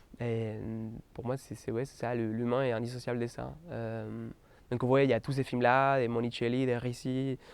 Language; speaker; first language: French; non-native, fluent; Spanish